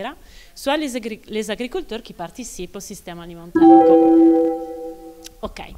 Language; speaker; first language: French; non-native, fluent; Italian